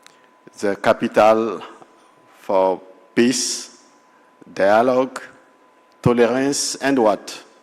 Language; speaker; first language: English; non-native, fluent; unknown